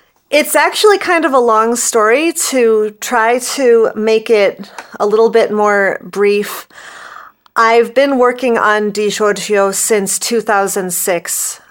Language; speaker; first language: English; native; English